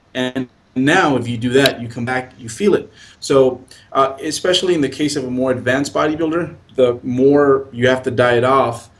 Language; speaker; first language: English; native; English